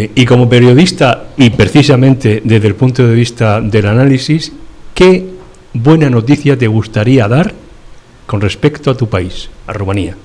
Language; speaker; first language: Spanish; native; Spanish